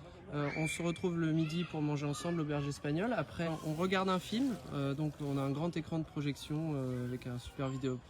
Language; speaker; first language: French; native; French